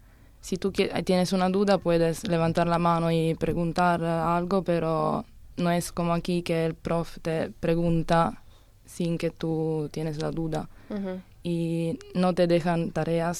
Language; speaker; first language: Spanish; non-native, learner; Italian